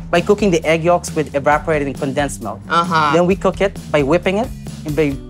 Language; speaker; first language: English; non-native, local second language; Filipino